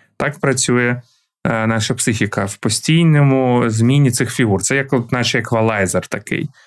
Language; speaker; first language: Ukrainian; non-native, local second language; Russian